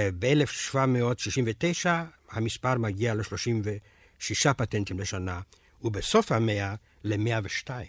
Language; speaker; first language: Hebrew; non-native, fluent; Romanian